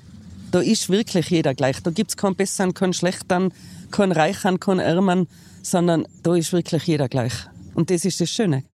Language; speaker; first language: German; native; German